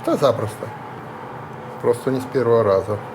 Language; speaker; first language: Russian; native; Russian